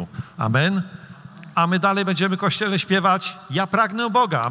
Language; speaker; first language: Polish; native; Polish